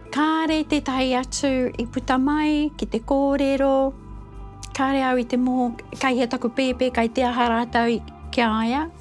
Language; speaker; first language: Māori; native; Māori